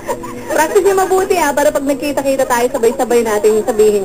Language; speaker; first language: Filipino; native; Filipino